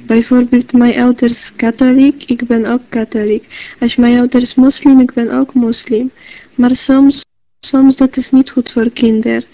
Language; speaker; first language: Dutch; non-native, learner; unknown